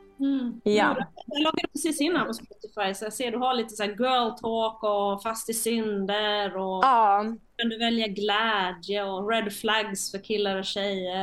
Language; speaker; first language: Swedish; native; Swedish